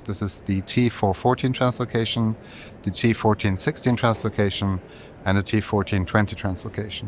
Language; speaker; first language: English; non-native, fluent; German